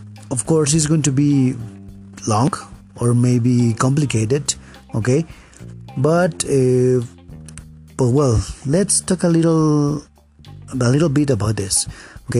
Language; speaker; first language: English; non-native, fluent; Spanish